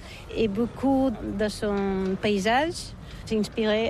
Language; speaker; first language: French; non-native, learner; Catalan